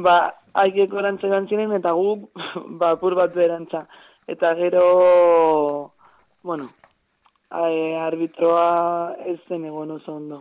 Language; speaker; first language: Basque; non-native, local second language; Spanish